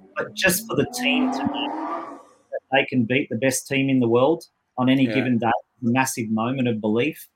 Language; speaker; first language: English; native; English